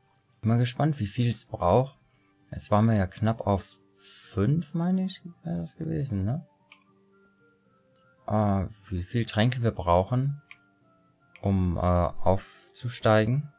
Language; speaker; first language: German; native; German